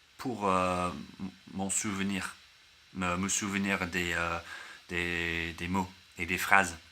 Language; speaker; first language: French; non-native, learner; English